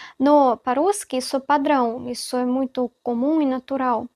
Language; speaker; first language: Portuguese; non-native, fluent; Russian